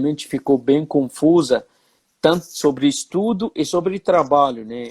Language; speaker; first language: Portuguese; non-native, fluent; Arabic